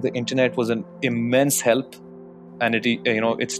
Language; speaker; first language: English; non-native, local second language; Hindi